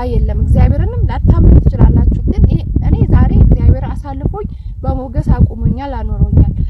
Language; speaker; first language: Amharic; native; Amharic